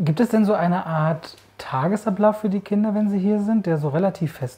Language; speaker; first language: German; native; German